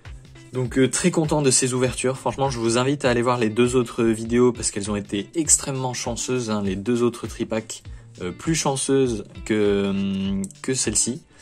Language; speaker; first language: French; native; French